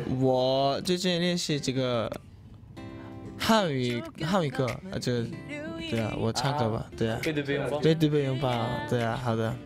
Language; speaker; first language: Chinese; non-native, learner; Korean